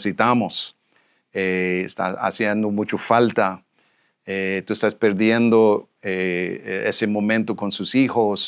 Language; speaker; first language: Spanish; non-native, fluent; English